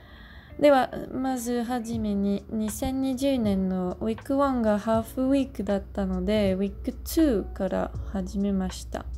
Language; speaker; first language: Japanese; non-native, learner; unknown